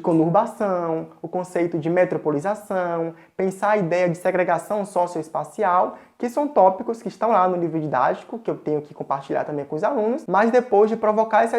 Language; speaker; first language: Portuguese; native; Portuguese